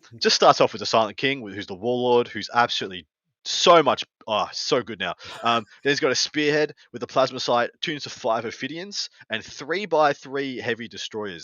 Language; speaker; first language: English; native; English